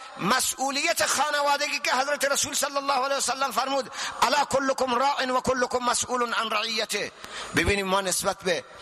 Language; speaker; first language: Persian; non-native, local second language; Baluchi